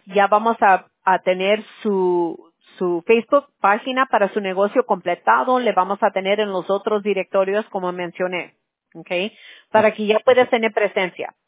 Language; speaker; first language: Spanish; early bilingual, heritage; English